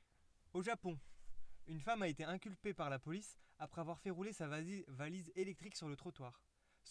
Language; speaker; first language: French; native; French